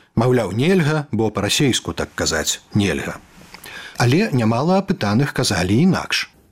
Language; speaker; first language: Belarusian; native; Belarusian